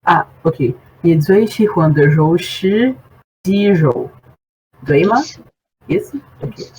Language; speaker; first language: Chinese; non-native, fluent; Portuguese